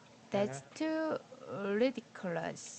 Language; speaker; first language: English; non-native, learner; Korean